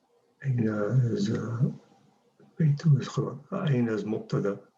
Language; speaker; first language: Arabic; non-native, learner; English